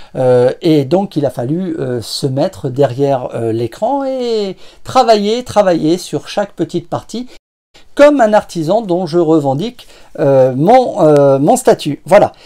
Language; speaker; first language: French; native; French